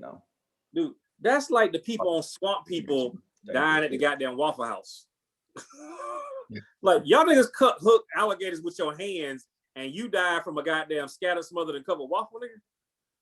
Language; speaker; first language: English; native; English